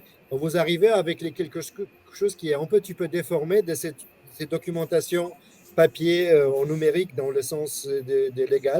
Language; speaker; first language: French; non-native, fluent; Polish